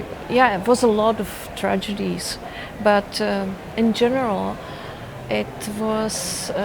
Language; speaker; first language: English; non-native, fluent; Czech